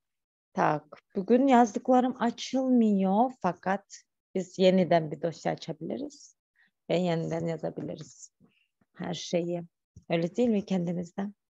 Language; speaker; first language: Turkish; non-native, fluent; Kyrgyz